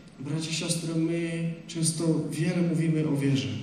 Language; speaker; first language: Polish; non-native, learner; Russian